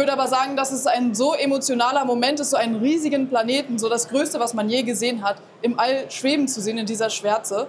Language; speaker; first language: German; native; German